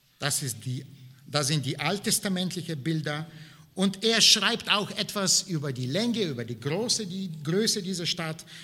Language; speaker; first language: German; non-native, fluent; Bulgarian